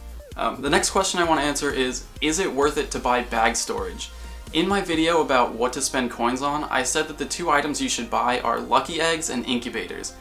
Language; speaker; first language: English; native; English